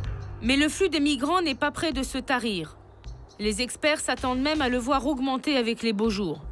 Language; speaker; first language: French; native; French